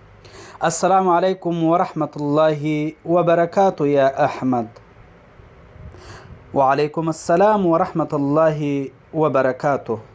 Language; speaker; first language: Arabic; non-native, fluent; Pashto